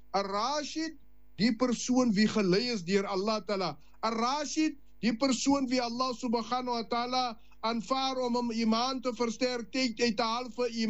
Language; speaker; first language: Dutch; non-native, learner; Afrikaans